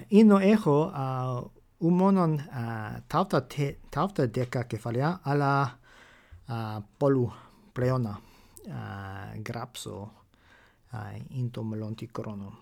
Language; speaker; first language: Greek; non-native, fluent; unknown